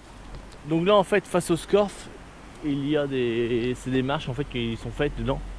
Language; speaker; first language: French; native; French